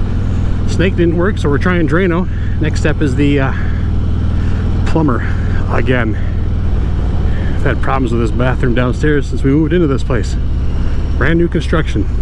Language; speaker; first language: English; native; English